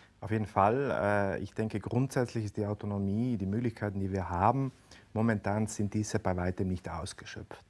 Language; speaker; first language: German; native; German